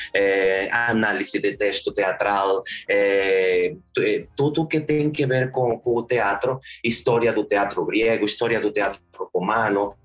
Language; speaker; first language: Portuguese; early bilingual, heritage; Spanish